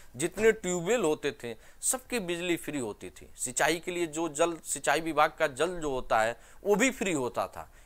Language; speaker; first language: Hindi; native; Hindi